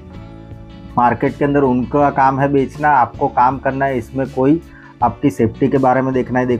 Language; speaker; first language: Hindi; native; Hindi